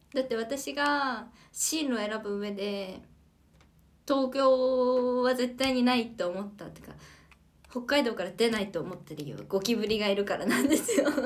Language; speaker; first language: Japanese; native; Japanese